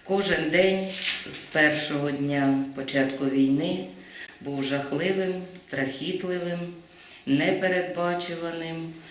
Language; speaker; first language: Ukrainian; native; Ukrainian